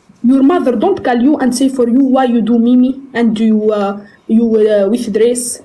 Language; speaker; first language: English; non-native, learner; Arabic